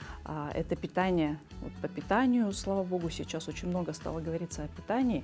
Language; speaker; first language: Russian; native; Russian